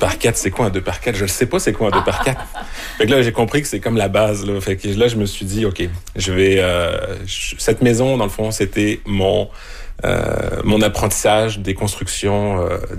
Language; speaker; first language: French; native; French